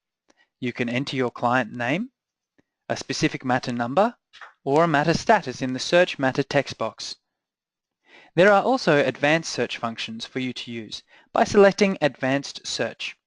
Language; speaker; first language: English; native; English